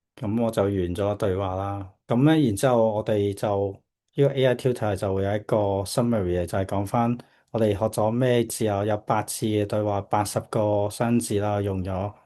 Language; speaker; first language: Cantonese; native; Cantonese